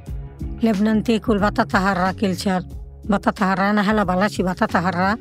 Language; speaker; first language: Arabic; non-native, learner; Bangla